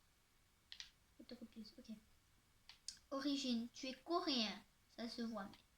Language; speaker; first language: French; native; French